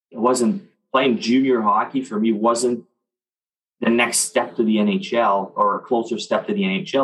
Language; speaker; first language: English; non-native, fluent; French